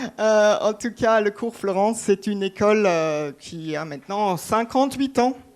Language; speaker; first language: French; non-native, fluent; German